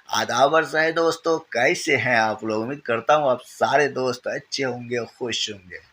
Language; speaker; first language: Urdu; native; Urdu